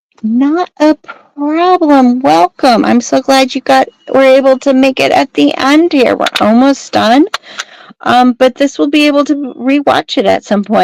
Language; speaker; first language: English; native; English